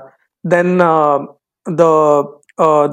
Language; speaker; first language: English; non-native, local second language; Hindi